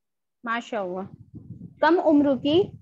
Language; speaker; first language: Arabic; non-native, learner; Urdu